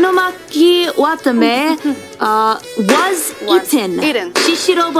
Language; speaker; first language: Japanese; non-native, fluent; English